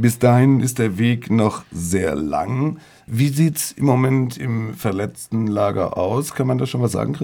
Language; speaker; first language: German; native; German